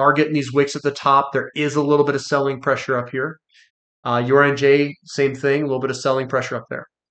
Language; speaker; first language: English; native; English